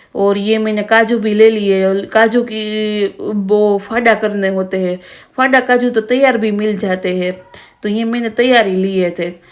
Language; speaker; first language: Hindi; non-native, local second language; Gujarati